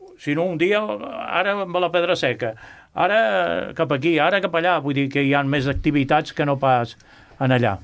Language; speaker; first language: Catalan; non-native, local second language; Spanish